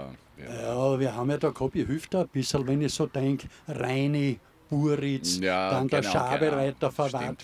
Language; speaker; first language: German; native; German